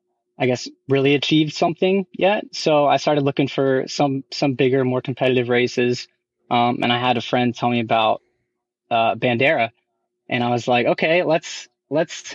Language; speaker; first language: English; native; English